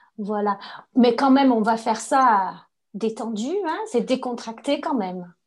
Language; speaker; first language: French; native; French